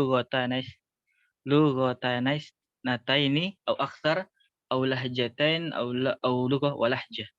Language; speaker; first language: Arabic; non-native, learner; Indonesian